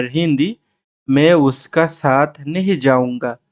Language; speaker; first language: Hindi; non-native, learner; Bangla